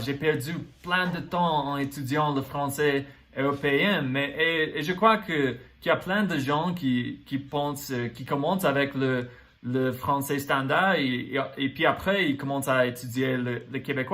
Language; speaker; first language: French; non-native, fluent; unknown